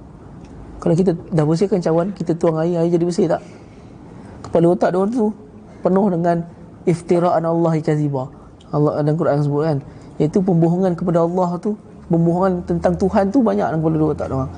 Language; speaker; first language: Malay; native; Malay